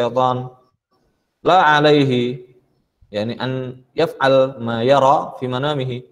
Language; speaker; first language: Arabic; non-native, fluent; Indonesian